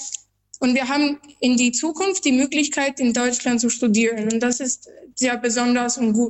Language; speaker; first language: German; non-native, learner; Albanian